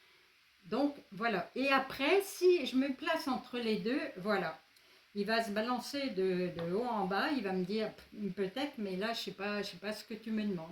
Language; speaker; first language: French; native; French